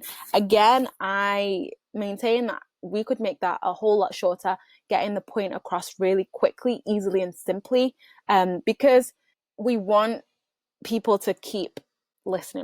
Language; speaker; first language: English; native; English